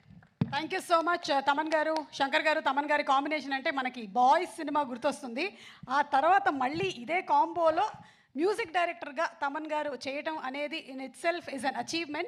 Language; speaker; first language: Telugu; native; Telugu